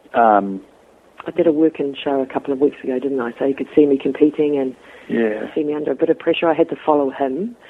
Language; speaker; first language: English; native; English